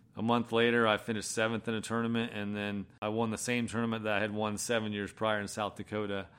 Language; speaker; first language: English; native; English